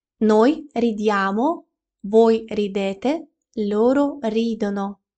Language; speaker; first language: Italian; non-native, fluent; Ukrainian